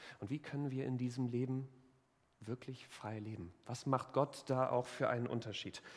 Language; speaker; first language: German; native; German